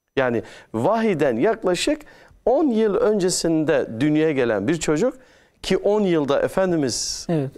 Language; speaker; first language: Turkish; native; Turkish